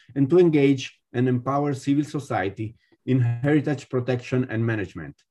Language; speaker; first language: English; non-native, fluent; Spanish